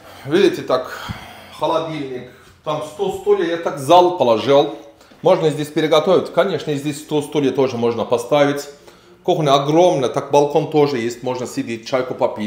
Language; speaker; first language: Russian; non-native, learner; Turkish